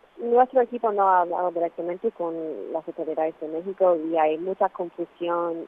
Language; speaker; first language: Spanish; non-native, fluent; English